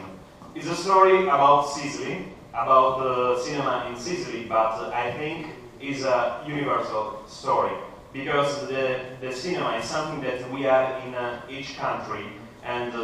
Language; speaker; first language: English; non-native, learner; Italian